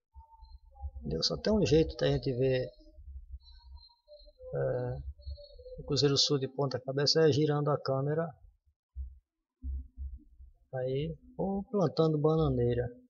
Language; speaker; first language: Portuguese; native; Portuguese